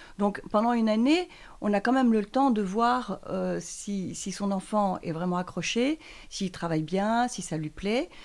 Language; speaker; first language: French; native; French